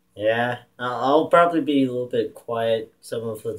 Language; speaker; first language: English; native; English